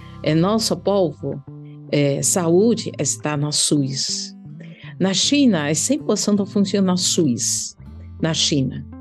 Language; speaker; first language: Portuguese; non-native, learner; Chinese